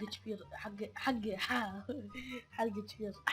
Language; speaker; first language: Arabic; native; Arabic